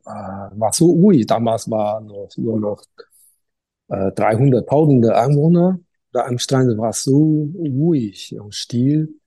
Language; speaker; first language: German; non-native, fluent; Chinese